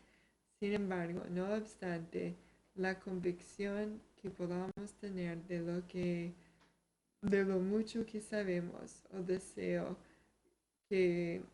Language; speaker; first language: Spanish; early bilingual, heritage; Spanish